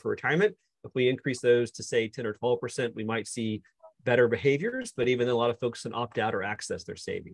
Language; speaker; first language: English; native; English